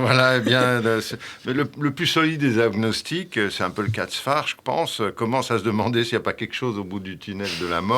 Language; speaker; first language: French; native; French